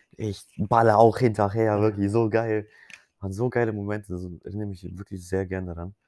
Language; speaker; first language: German; early bilingual, other home language; Polish